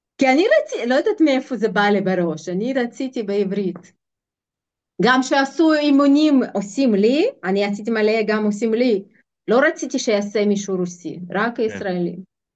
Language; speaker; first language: Hebrew; non-native, fluent; Russian